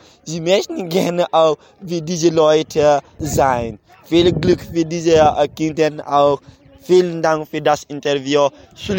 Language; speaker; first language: German; non-native, learner; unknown